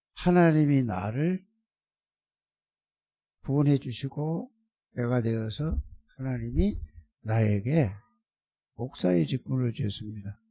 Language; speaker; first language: Korean; native; Korean